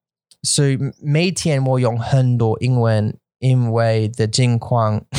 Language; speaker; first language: Chinese; non-native, learner; English